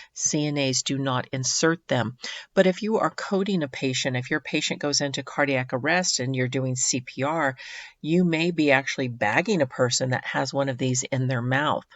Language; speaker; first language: English; native; English